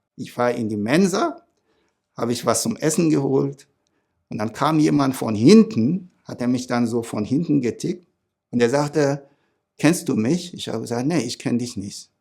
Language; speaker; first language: German; non-native, fluent; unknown